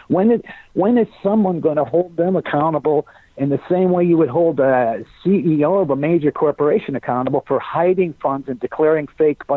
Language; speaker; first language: English; native; English